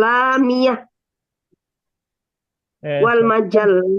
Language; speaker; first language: Arabic; non-native, learner; Indonesian